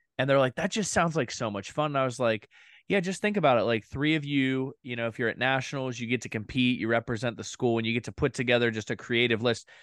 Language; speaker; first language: English; native; English